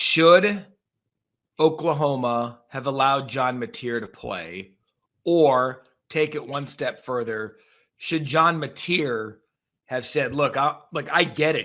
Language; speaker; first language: English; native; English